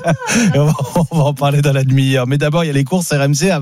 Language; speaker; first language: French; native; French